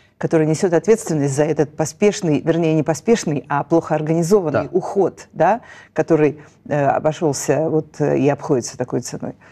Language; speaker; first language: Russian; native; Russian